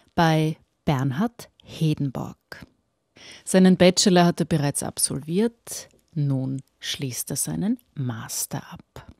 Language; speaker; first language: German; native; German